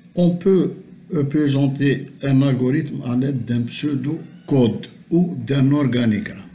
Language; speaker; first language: French; non-native, local second language; Arabic